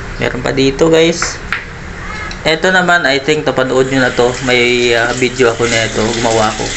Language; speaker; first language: Filipino; non-native, local second language; Iloko